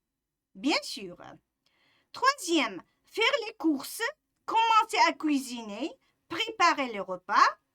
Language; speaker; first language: French; non-native, fluent; Uzbek